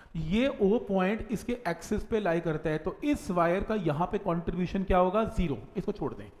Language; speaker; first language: Hindi; native; Hindi